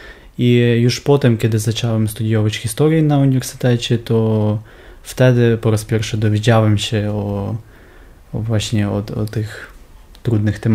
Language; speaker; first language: Polish; non-native, fluent; Ukrainian